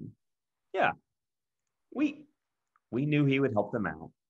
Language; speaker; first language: English; native; English